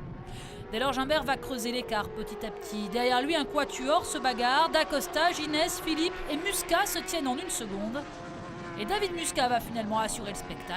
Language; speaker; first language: French; native; French